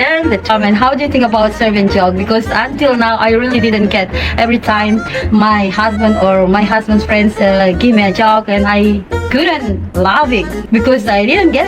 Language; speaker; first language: English; non-native, fluent; Indonesian